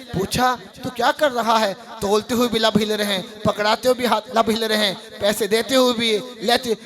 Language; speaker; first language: Urdu; non-native, local second language; Punjabi